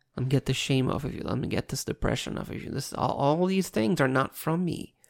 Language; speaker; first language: English; non-native, fluent; Portuguese